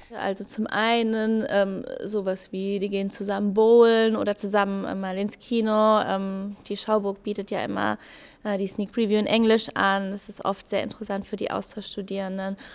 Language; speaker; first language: German; native; German